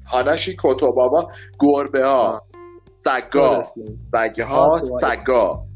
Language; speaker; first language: Japanese; non-native, learner; Persian